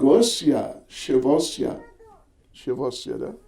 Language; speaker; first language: Russian; non-native, learner; English